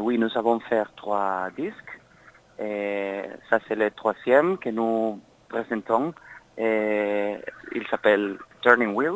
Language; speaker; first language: French; non-native, learner; Spanish